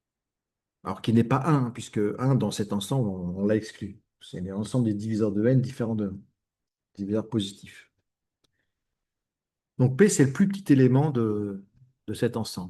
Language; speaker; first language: French; native; French